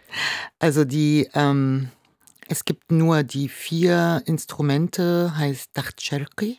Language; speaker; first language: German; non-native, fluent; Arabic